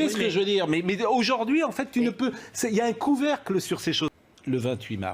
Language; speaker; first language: French; native; French